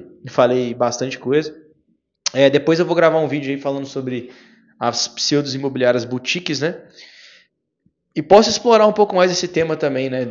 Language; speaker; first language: Portuguese; native; Portuguese